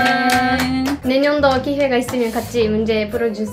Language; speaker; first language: Korean; non-native, fluent; Japanese